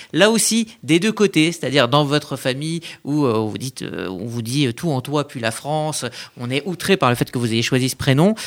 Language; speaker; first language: French; native; French